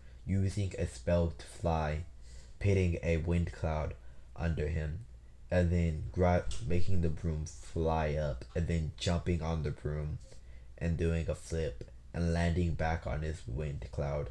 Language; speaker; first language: English; native; English